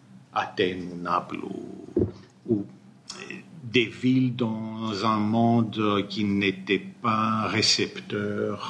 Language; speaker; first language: French; non-native, fluent; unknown